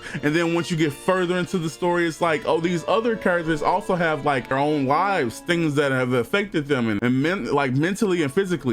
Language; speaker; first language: English; native; English